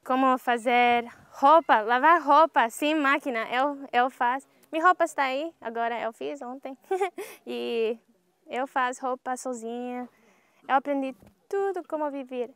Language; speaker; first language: Portuguese; non-native, learner; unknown